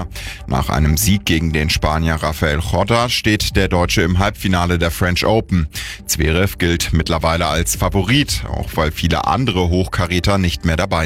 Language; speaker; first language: German; native; German